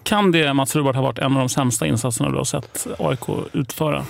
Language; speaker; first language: Swedish; native; Swedish